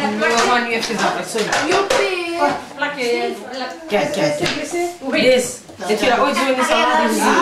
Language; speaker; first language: Dutch; non-native, local second language; French